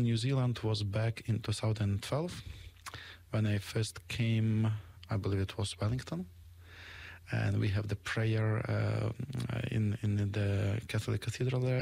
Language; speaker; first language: English; non-native, fluent; Ukrainian